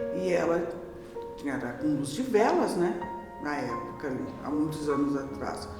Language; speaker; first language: Portuguese; native; Portuguese